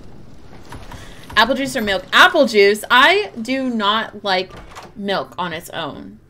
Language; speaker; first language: English; native; English